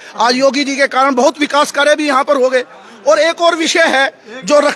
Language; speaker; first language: Hindi; native; Hindi